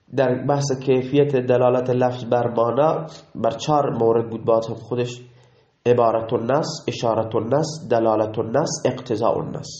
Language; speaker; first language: Persian; non-native, local second language; Baluchi